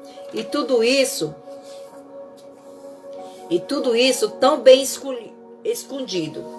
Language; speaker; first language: Portuguese; native; Portuguese